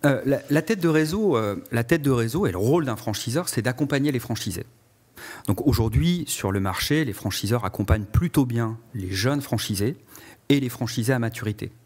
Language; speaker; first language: French; native; French